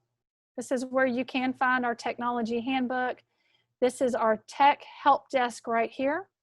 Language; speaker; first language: English; native; English